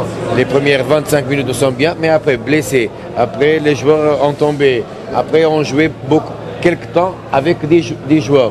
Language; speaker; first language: French; non-native, learner; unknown